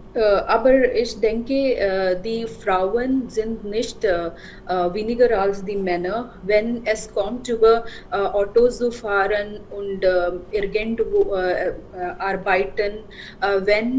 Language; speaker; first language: German; non-native, learner; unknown